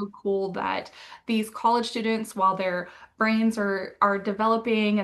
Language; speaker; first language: English; native; English